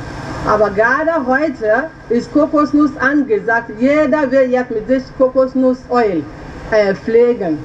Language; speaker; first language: German; non-native, learner; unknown